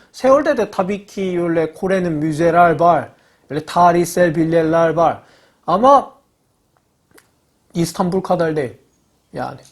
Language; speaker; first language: Turkish; non-native, learner; Korean